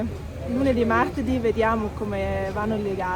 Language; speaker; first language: Italian; non-native, local second language; German